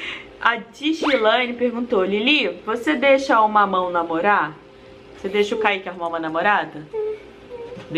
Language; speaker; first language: Portuguese; native; Portuguese